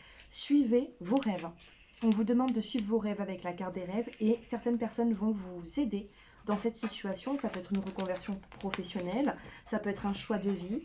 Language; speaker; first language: French; native; French